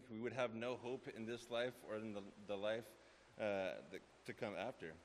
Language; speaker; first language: English; native; English